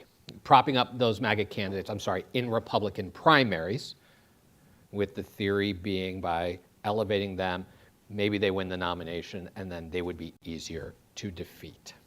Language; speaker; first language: English; native; English